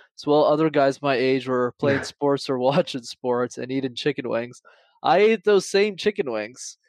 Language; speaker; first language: English; native; English